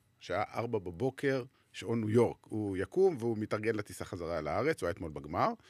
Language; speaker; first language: Hebrew; native; Hebrew